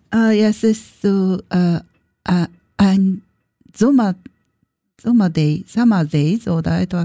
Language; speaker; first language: German; non-native, learner; Japanese